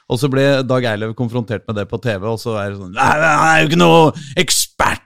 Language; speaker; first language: Norwegian; native; Norwegian